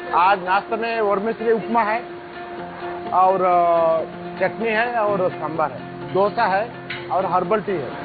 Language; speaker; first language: Hindi; non-native, local second language; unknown